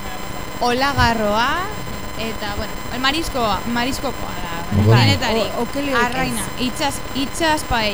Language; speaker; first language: Basque; non-native, local second language; Spanish